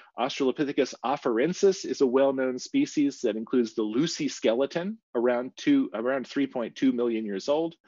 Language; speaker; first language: English; native; English